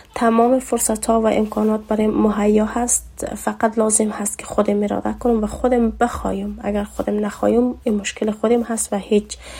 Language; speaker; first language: Persian; native; Persian